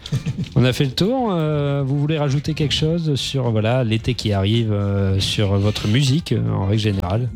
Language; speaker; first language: French; native; French